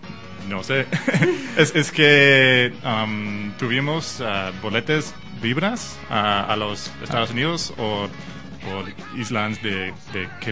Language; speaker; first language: Spanish; non-native, learner; English